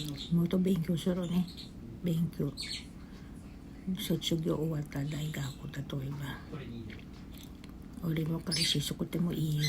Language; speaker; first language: Japanese; non-native, learner; Filipino